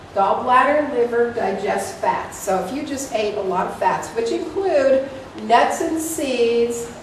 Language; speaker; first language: English; native; English